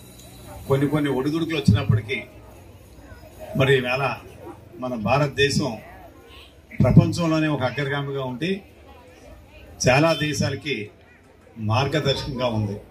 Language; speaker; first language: Telugu; native; Telugu